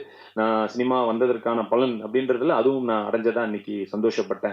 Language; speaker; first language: Tamil; native; Tamil